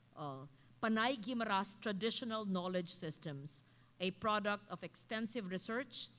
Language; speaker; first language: English; non-native, local second language; Filipino